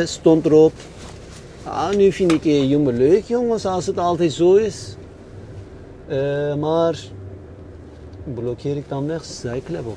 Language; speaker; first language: Dutch; non-native, fluent; Turkish